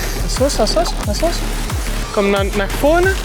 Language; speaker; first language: German; non-native, learner; Dutch